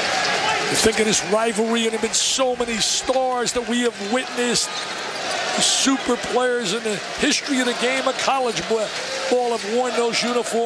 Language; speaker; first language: English; native; English